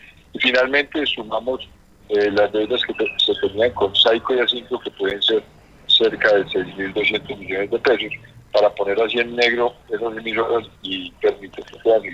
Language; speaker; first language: Spanish; native; Spanish